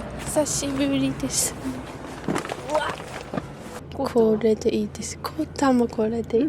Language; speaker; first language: Japanese; non-native, learner; Korean